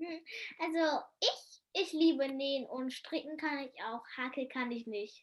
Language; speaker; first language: German; early bilingual, heritage; German